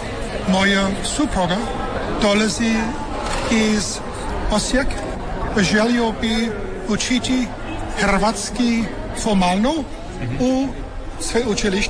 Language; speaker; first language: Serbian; non-native, learner; English